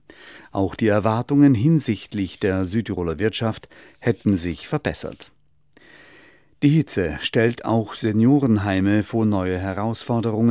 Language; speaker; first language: German; native; German